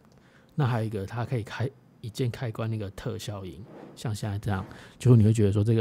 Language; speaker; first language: Chinese; native; Chinese